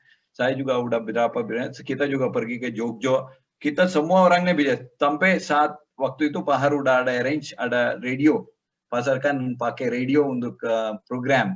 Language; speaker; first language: Indonesian; non-native, learner; Tamil